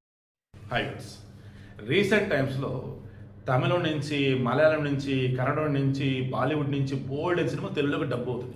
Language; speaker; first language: Telugu; native; Telugu